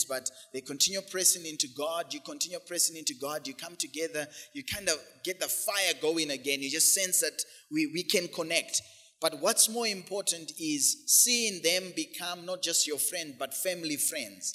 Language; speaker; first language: English; non-native, local second language; Shona